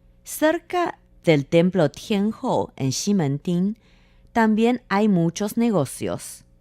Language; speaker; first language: Spanish; non-native, fluent; Chinese